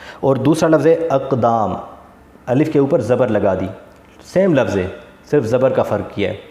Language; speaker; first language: Urdu; non-native, local second language; Sindhi